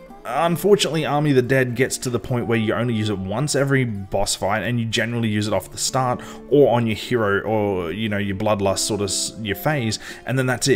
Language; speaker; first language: English; native; English